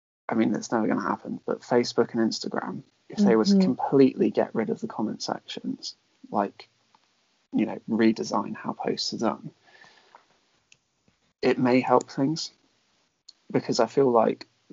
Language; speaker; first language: English; native; English